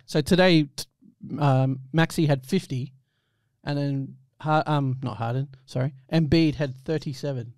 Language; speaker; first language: English; native; English